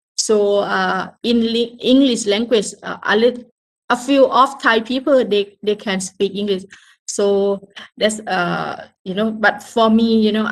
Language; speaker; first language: English; non-native, learner; Thai